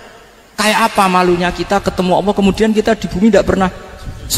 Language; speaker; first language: Indonesian; non-native, local second language; Javanese